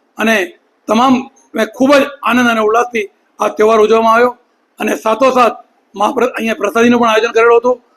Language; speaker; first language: Gujarati; non-native, local second language; Sindhi